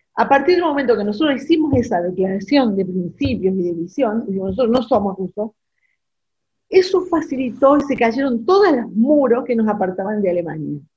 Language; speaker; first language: Spanish; non-native, local second language; German